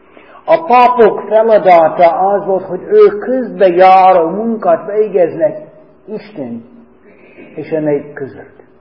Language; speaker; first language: Hungarian; non-native, fluent; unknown